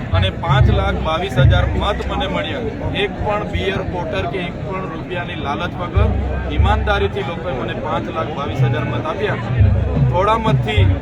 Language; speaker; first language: Gujarati; non-native, local second language; Vasavi